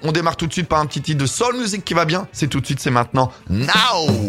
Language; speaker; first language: French; native; French